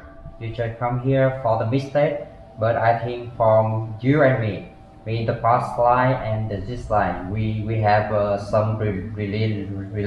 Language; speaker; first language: English; non-native, learner; Vietnamese